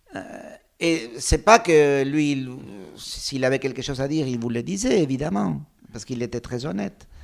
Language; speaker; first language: French; non-native, fluent; Spanish